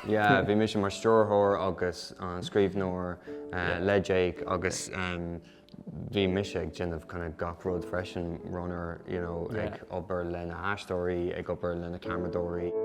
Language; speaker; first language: Irish; native; Irish